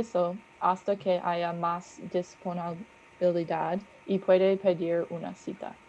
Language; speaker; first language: Spanish; non-native, learner; English